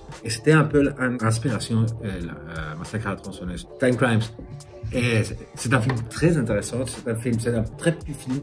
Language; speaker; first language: French; non-native, fluent; Spanish